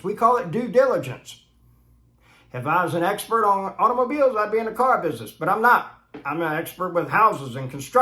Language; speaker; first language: English; native; English